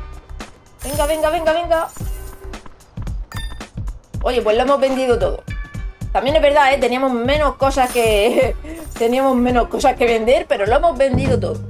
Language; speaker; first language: Spanish; native; Spanish